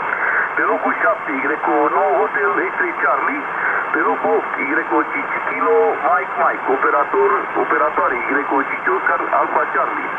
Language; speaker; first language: Romanian; native; Romanian